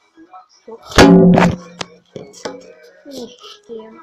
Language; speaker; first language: German; early bilingual, other home language; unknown